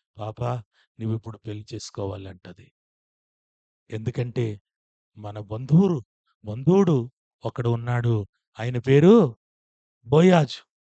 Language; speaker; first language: Telugu; non-native, fluent; Odia